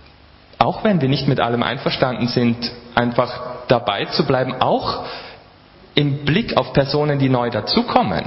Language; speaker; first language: German; native; German